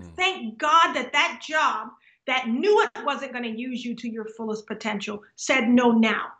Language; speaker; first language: English; native; English